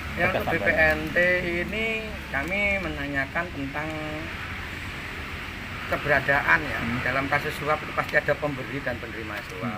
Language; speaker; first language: Indonesian; non-native, local second language; Javanese